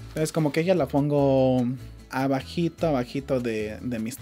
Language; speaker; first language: Spanish; early bilingual, heritage; Spanish